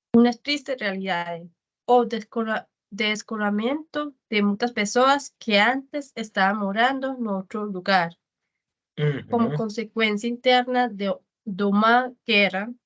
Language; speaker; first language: Portuguese; non-native, learner; Spanish